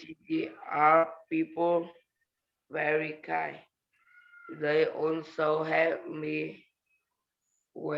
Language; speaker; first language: English; non-native, learner; Vietnamese